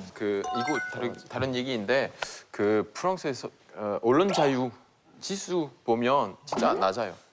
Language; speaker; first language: Korean; non-native, fluent; French